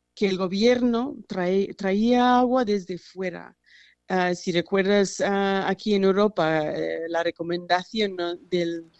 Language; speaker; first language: Spanish; non-native, fluent; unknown